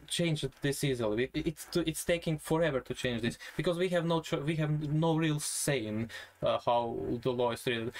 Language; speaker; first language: English; non-native, fluent; Croatian